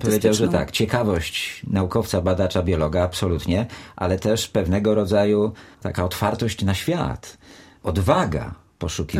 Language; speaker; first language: Polish; native; Polish